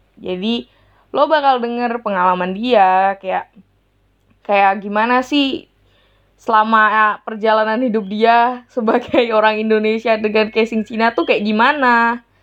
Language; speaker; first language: Indonesian; native; Indonesian